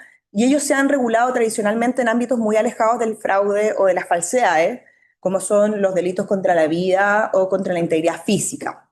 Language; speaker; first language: Spanish; native; Spanish